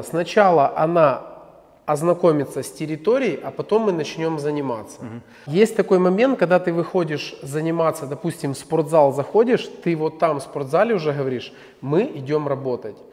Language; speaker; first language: Russian; native; Russian